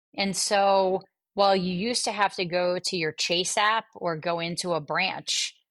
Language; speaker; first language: English; native; English